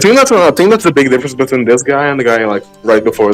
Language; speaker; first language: English; native; English